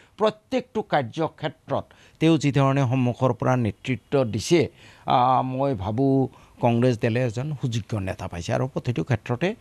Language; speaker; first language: Assamese; non-native, local second language; Bangla